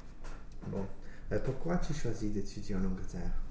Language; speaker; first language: French; non-native, fluent; English